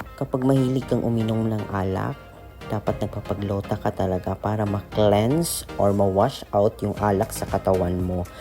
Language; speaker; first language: Filipino; non-native, local second language; Cebuano